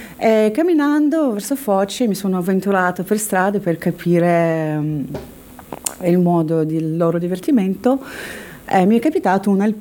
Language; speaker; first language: Italian; non-native, fluent; Russian